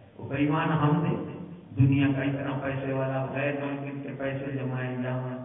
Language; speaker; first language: Urdu; non-native, local second language; Punjabi